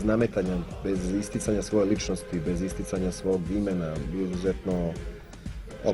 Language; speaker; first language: Bosnian; native; Bosnian